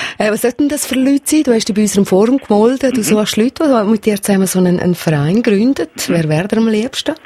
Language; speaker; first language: German; native; German